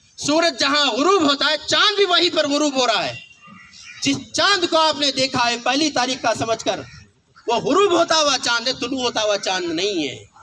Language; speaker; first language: Urdu; native; Urdu